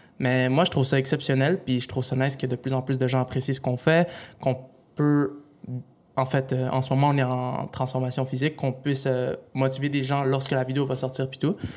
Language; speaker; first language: French; native; French